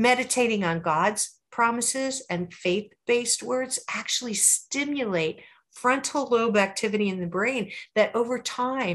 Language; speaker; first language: English; native; English